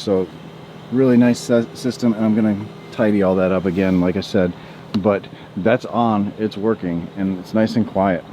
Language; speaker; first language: English; native; English